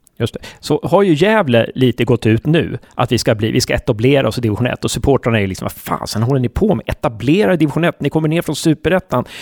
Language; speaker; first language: Swedish; native; Swedish